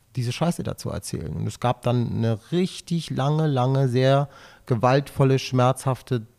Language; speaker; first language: German; native; German